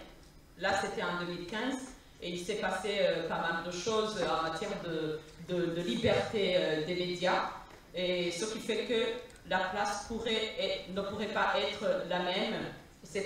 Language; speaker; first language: French; non-native, local second language; Rundi